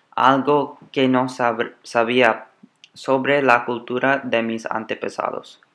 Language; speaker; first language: Spanish; non-native, learner; English